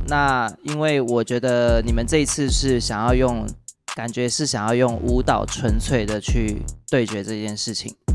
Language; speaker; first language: Chinese; native; Chinese